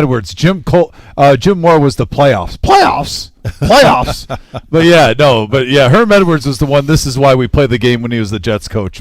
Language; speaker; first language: English; native; English